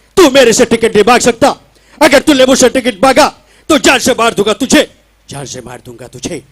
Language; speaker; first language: Hindi; non-native, local second language; Marathi